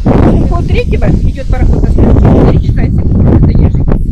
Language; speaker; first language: Russian; native; Russian